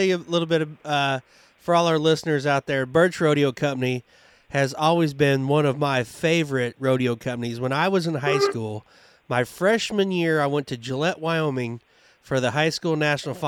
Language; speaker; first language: English; native; English